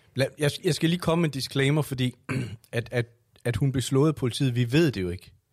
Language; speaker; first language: Danish; native; Danish